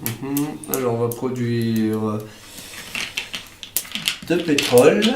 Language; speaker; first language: French; native; French